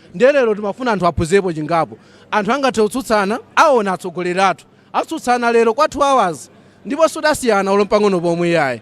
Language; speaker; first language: Nyanja; native; Nyanja